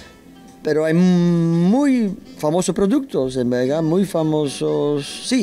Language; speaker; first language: Spanish; non-native, learner; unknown